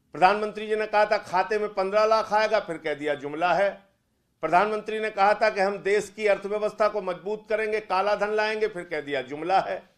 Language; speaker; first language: Hindi; native; Hindi